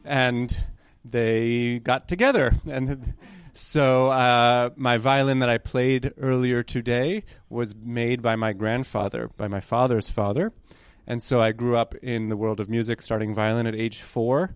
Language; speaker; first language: English; early bilingual, other home language; Hebrew